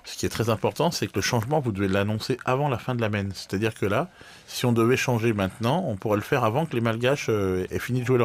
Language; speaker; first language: French; native; French